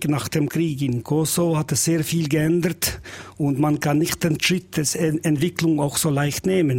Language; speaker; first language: German; non-native, learner; Albanian